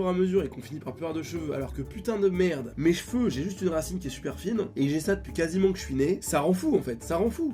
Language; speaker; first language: French; native; French